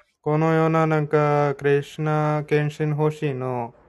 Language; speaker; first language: Japanese; non-native, fluent; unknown